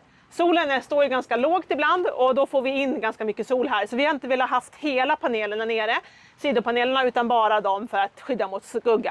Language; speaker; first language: Swedish; native; Swedish